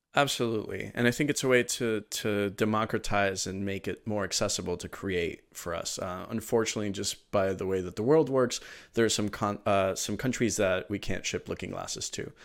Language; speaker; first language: English; early bilingual, other home language; Spanish